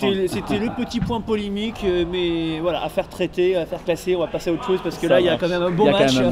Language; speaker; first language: French; native; French